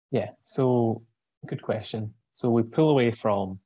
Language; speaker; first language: English; native; English